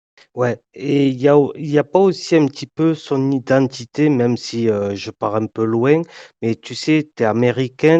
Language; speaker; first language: French; native; French